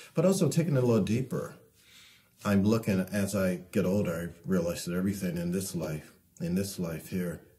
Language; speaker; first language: English; native; English